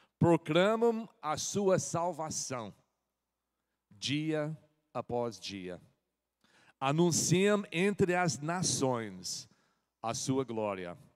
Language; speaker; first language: Portuguese; non-native, fluent; English